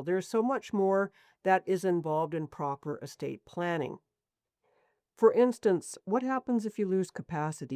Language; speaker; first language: English; native; English